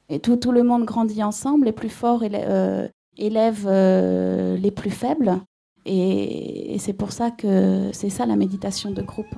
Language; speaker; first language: French; native; French